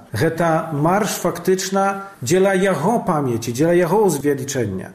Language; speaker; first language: Belarusian; early bilingual, heritage; Belarusian